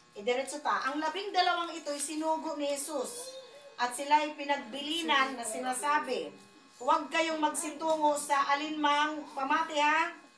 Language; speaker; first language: Filipino; non-native, local second language; Waray